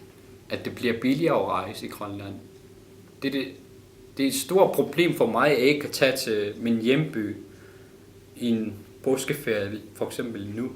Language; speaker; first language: Danish; non-native, local second language; Kalaallisut